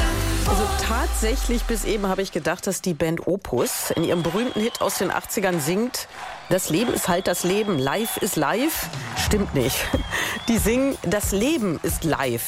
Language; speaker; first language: German; native; German